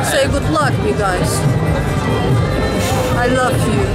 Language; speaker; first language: English; non-native, learner; Russian